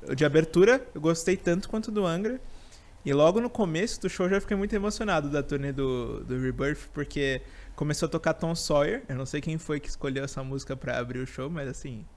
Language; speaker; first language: Portuguese; native; Portuguese